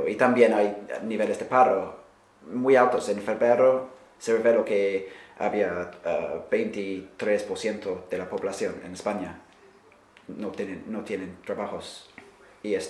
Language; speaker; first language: Spanish; non-native, fluent; English